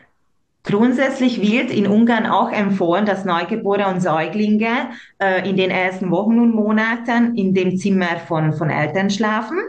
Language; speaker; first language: German; non-native, local second language; Hungarian